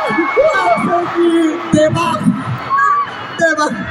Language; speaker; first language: Korean; non-native, learner; Indonesian